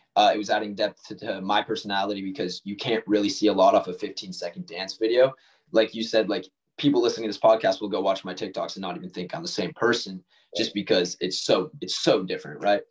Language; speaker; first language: English; native; English